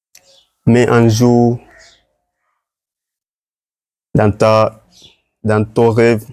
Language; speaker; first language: French; non-native, learner; Swahili